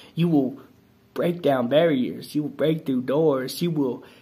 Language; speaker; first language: English; native; English